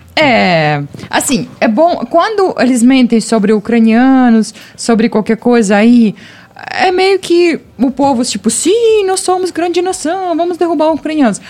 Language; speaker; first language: Portuguese; non-native, fluent; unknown